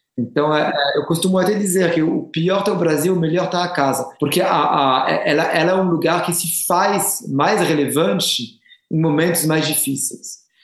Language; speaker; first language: Portuguese; non-native, fluent; French